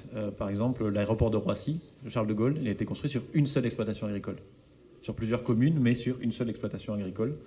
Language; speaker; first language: French; native; French